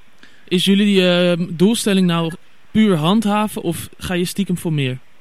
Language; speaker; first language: Dutch; native; Dutch